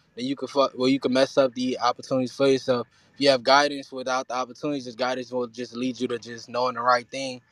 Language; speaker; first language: English; early bilingual, other home language; Haitian Creole